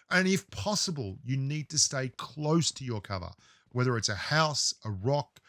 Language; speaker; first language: English; native; English